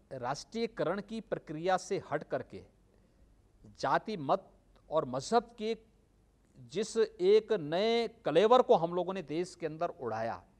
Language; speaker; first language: Hindi; native; Hindi